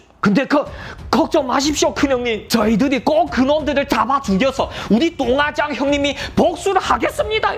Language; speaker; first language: Korean; native; Korean